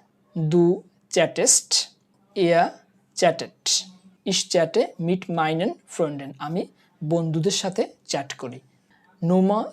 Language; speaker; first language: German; non-native, learner; Bangla